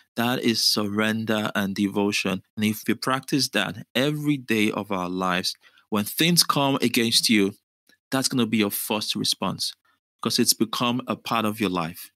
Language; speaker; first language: English; non-native, local second language; Yoruba